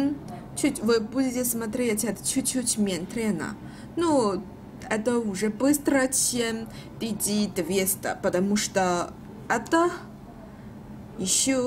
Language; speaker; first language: Russian; non-native, learner; Chinese